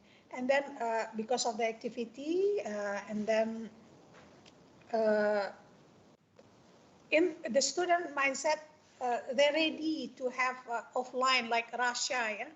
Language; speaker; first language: English; non-native, fluent; Indonesian